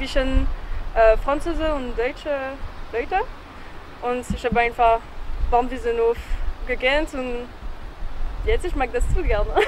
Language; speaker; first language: German; non-native, learner; French